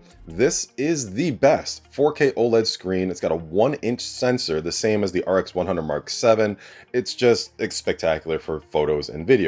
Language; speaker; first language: English; native; English